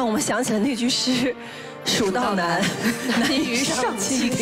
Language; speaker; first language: Chinese; native; Chinese